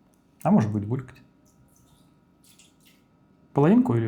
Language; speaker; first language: Russian; native; Russian